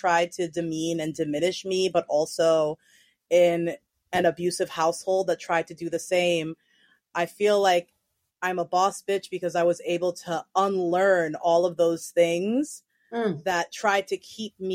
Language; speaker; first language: English; native; English